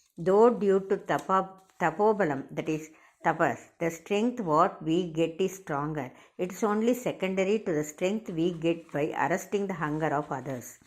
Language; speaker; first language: English; non-native, local second language; Tamil